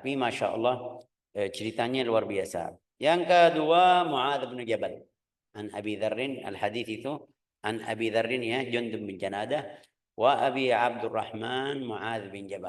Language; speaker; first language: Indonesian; non-native, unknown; Arabic